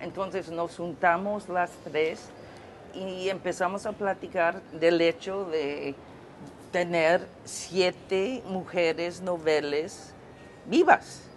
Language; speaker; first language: Spanish; non-native, fluent; English